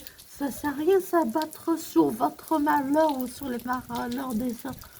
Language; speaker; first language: French; native; French